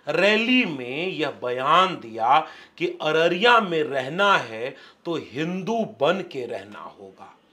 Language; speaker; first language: Hindi; native; Hindi